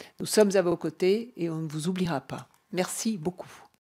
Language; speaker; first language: French; native; French